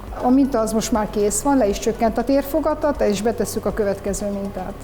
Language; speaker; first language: Hungarian; native; Hungarian